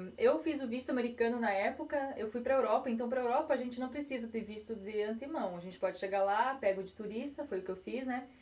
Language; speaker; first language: Portuguese; early bilingual, heritage; Portuguese